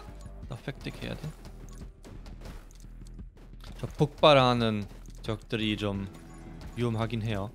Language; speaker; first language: Korean; non-native, fluent; German